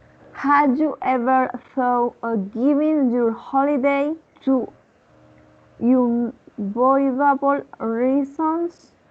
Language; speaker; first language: English; non-native, learner; Spanish